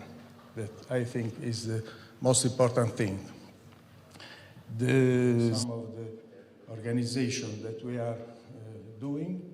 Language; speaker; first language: English; non-native, fluent; Italian